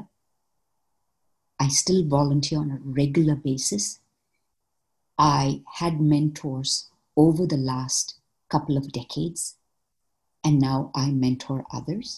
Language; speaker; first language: English; non-native, local second language; Malayalam